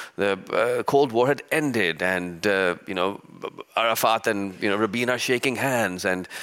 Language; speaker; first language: English; early bilingual, other home language; Urdu